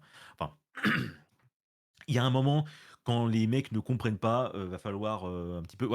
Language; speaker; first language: French; native; French